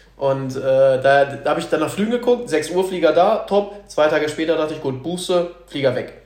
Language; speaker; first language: German; native; German